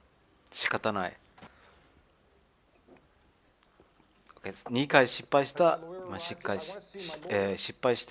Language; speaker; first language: Japanese; non-native, learner; German